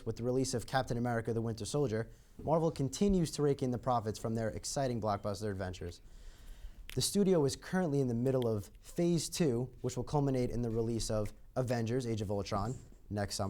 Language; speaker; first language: English; native; English